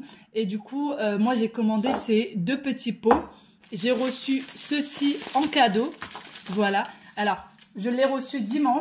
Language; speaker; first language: French; native; French